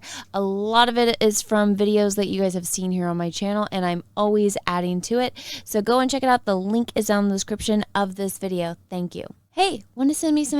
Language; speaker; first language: English; native; English